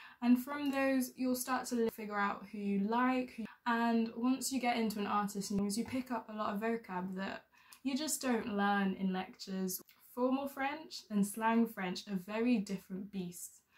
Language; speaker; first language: English; native; English